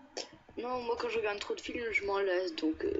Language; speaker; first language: French; native; French